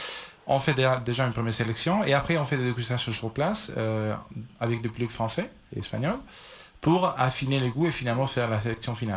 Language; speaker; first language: French; non-native, fluent; Spanish